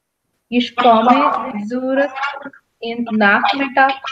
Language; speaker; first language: German; non-native, learner; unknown